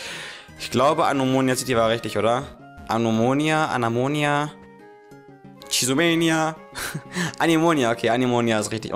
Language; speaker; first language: German; native; German